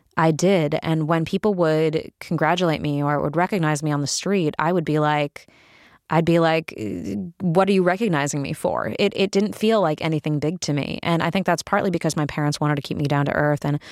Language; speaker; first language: English; native; English